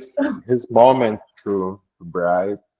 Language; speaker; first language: English; non-native, learner; Portuguese